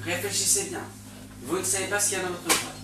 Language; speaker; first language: French; native; French